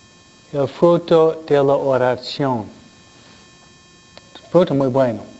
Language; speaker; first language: Spanish; non-native, fluent; English